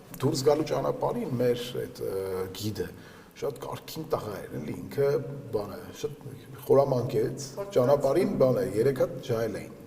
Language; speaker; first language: Armenian; native; Armenian